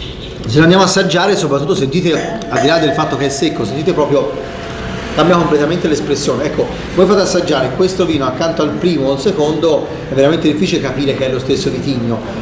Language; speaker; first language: Italian; native; Italian